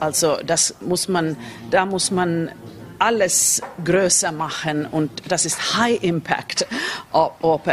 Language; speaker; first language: German; non-native, learner; Finnish